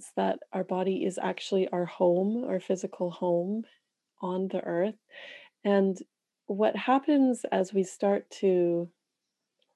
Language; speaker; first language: English; native; English